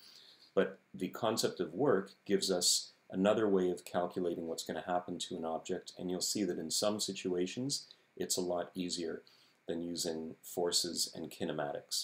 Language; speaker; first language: English; native; English